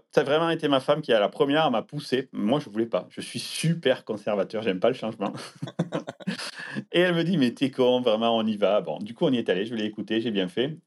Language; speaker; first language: French; native; French